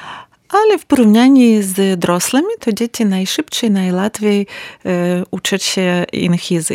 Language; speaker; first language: Polish; non-native, learner; Ukrainian